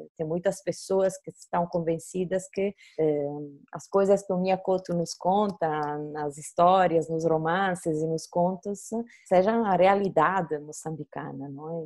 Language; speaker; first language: Portuguese; native; Portuguese